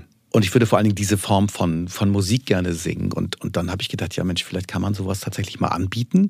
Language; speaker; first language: German; native; German